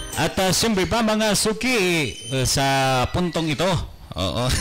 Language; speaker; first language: Filipino; non-native, local second language; Waray